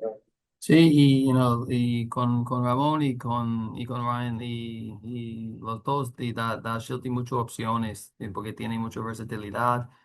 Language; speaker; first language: Spanish; non-native, learner; English